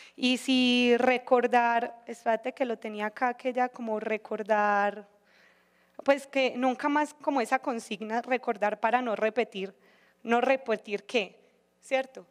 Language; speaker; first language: Spanish; native; Spanish